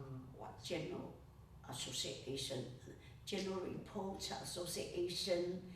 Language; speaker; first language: English; non-native, learner; Chinese